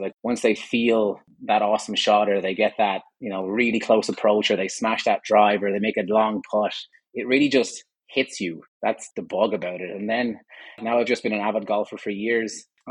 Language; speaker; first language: English; native; English